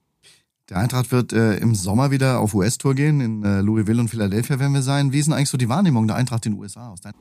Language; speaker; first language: German; native; German